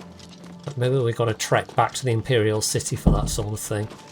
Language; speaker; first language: English; native; English